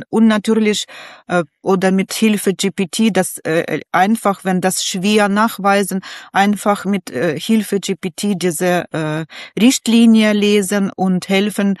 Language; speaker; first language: German; non-native, learner; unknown